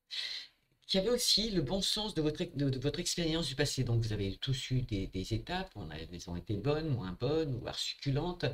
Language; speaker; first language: French; native; French